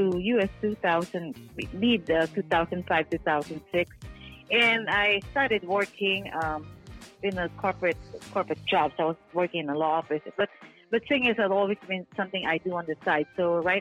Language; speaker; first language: English; non-native, local second language; Filipino